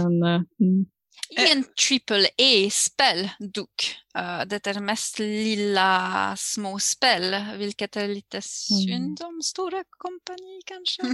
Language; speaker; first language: Swedish; non-native, learner; French